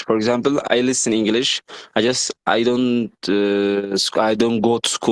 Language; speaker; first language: English; non-native, learner; Amharic